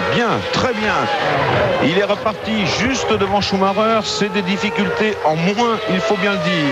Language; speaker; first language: French; native; French